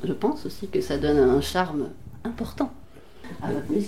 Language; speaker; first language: French; native; French